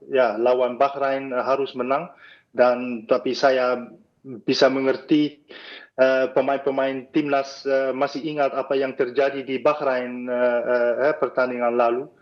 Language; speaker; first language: Indonesian; non-native, fluent; Dutch